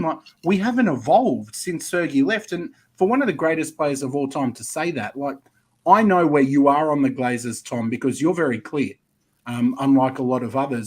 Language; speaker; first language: English; native; English